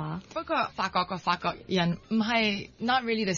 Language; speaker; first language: Cantonese; non-native, local second language; French